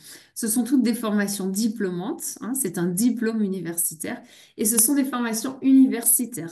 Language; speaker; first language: French; native; French